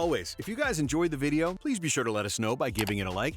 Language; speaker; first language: English; native; English